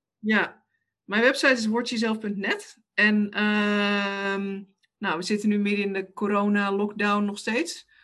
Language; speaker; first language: Dutch; native; Dutch